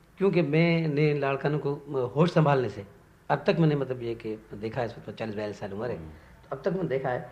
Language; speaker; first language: Urdu; non-native, local second language; Sindhi